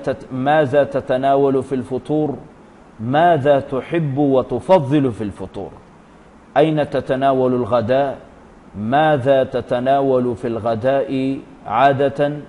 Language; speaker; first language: Arabic; non-native, fluent; Urdu